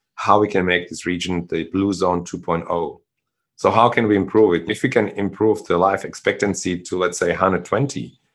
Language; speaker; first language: English; non-native, fluent; German